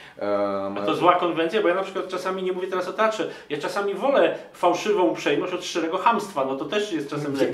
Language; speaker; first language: Polish; native; Polish